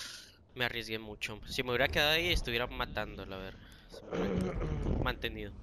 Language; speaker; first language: Spanish; native; Spanish